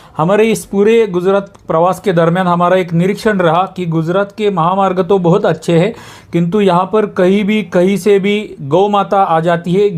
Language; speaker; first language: Hindi; non-native, local second language; Marathi